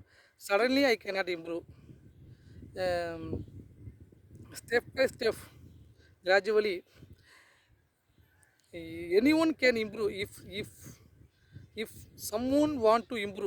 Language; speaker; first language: English; non-native, learner; Tamil